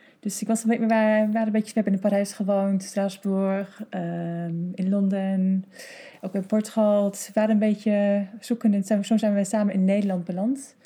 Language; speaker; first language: Dutch; non-native, fluent; English